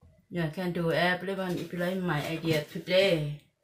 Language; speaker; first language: English; non-native, learner; Thai